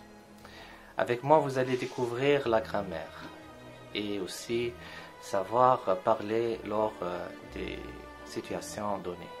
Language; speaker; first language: French; non-native, local second language; Arabic